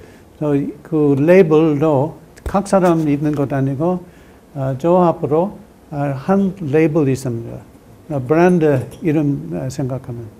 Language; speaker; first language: Korean; non-native, learner; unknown